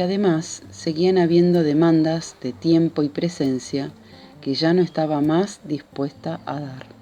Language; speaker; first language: Spanish; native; Spanish